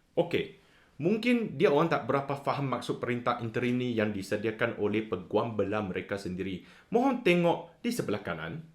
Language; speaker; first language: Malay; non-native, local second language; Chinese